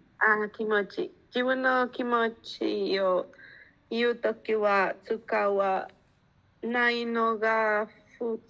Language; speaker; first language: Japanese; non-native, learner; Spanish